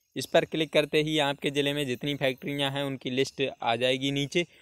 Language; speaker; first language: Hindi; native; Hindi